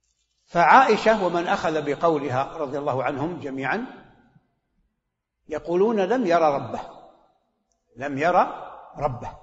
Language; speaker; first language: Arabic; native; Arabic